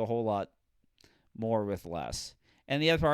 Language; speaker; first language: English; native; English